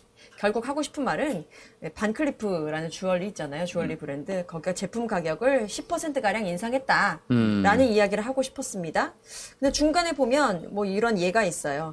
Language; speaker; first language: Korean; native; Korean